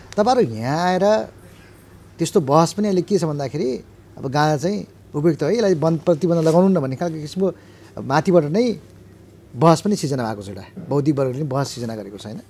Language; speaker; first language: Nepali; native; Nepali